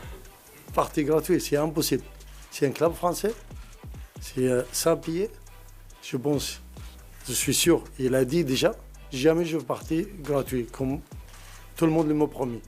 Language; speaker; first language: French; non-native, fluent; Arabic